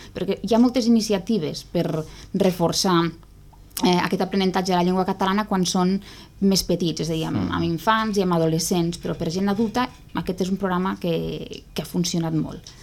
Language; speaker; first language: Catalan; native; Catalan